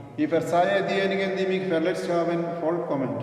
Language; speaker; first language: German; non-native, learner; Malayalam